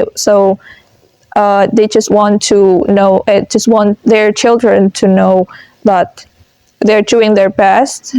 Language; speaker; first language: English; non-native, fluent; Indonesian